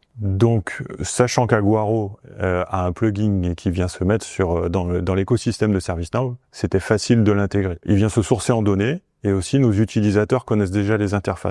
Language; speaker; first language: French; native; French